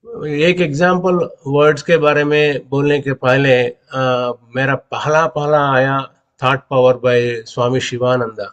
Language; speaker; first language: Hindi; non-native, local second language; Telugu